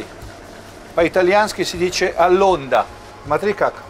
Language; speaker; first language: Russian; non-native, learner; Italian